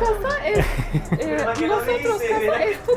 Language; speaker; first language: Spanish; non-native, learner; Turkish